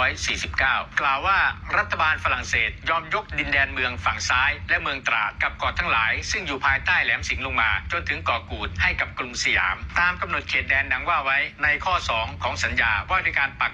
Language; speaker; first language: Thai; native; Thai